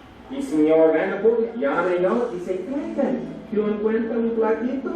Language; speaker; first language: Spanish; non-native, learner; English